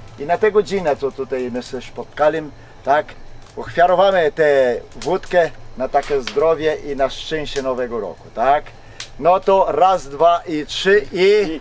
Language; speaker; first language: Polish; early bilingual, heritage; Polish